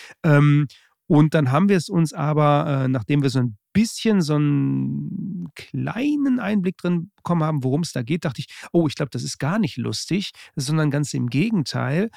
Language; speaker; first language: German; native; German